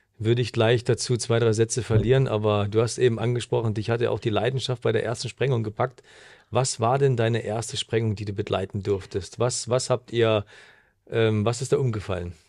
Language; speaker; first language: German; native; German